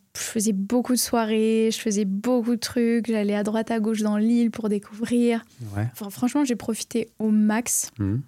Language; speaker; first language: French; native; French